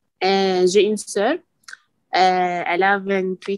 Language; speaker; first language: French; non-native, learner; Arabic